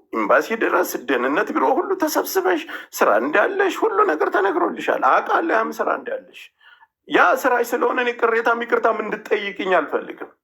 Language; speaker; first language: Amharic; native; Amharic